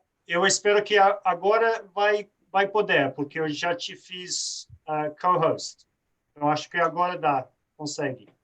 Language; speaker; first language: Portuguese; non-native, fluent; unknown